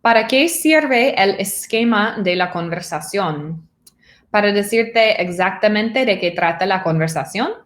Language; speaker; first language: Spanish; non-native, fluent; English